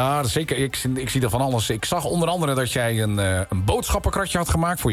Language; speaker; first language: Dutch; native; Dutch